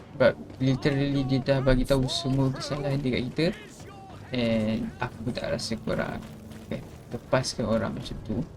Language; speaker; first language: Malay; native; Malay